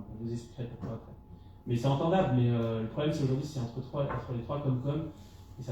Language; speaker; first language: French; native; French